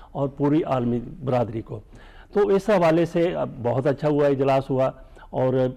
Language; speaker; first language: Urdu; native; Urdu